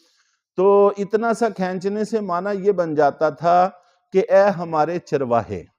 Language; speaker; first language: Urdu; native; Urdu